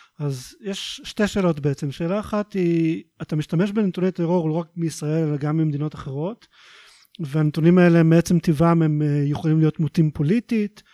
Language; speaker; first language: Hebrew; native; Hebrew